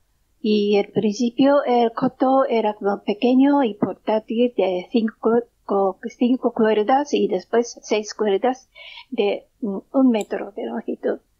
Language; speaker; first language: Spanish; non-native, learner; Japanese